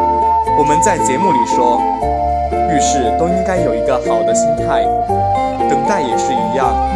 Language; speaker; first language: Chinese; native; Chinese